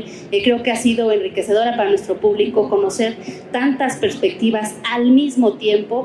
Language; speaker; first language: Spanish; native; Spanish